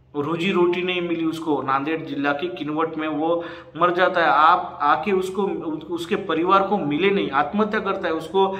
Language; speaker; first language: Hindi; non-native, local second language; Marathi